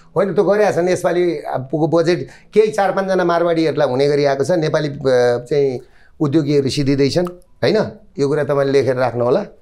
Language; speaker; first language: Nepali; native; Nepali